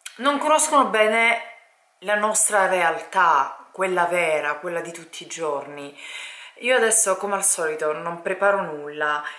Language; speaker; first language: Italian; native; Italian